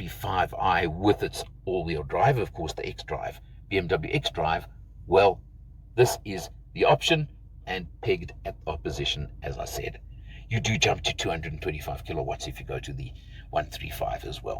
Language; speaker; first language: English; native; English